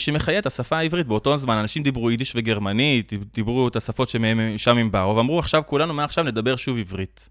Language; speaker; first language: Hebrew; native; Hebrew